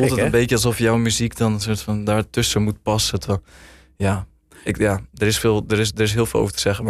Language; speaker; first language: Dutch; native; Dutch